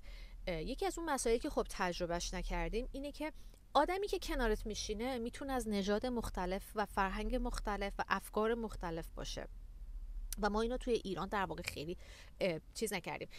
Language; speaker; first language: Persian; native; Persian